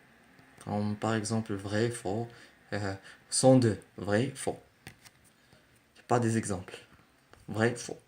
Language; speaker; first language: French; non-native, learner; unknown